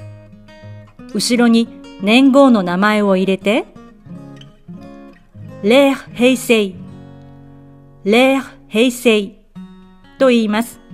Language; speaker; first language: Japanese; native; Japanese